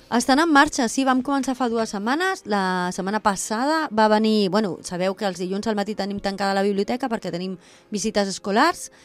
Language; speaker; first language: Catalan; non-native, local second language; Spanish